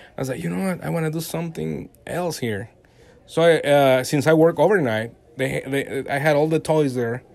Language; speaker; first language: English; non-native, fluent; Spanish